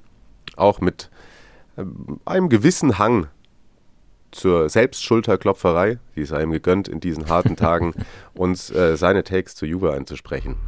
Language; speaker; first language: German; native; German